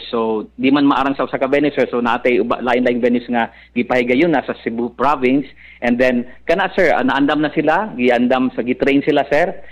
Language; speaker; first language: Cebuano; non-native, local second language; Maranao